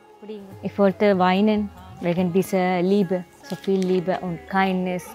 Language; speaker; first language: German; non-native, learner; Tamil